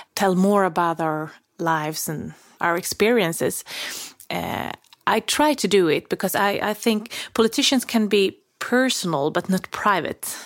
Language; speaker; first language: English; non-native, fluent; Swedish